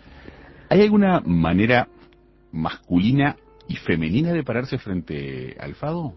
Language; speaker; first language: Spanish; native; Spanish